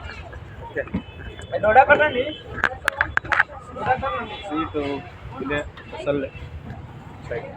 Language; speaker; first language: Kannada; non-native, learner; Telugu